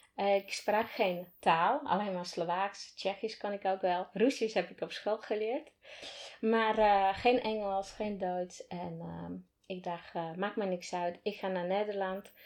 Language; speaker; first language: Dutch; non-native, fluent; Slovak